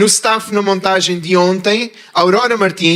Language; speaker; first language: Portuguese; native; Portuguese